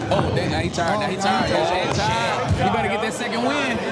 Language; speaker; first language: English; native; English